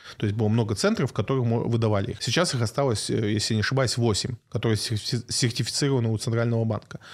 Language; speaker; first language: Russian; native; Russian